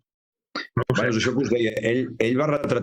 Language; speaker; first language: Catalan; native; Catalan